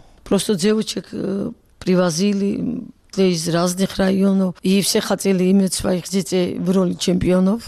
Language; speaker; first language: Russian; non-native, local second language; Georgian